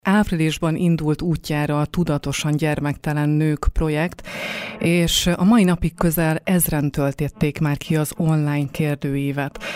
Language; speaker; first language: Hungarian; native; Hungarian